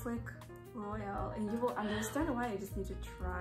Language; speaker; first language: English; non-native, learner; Russian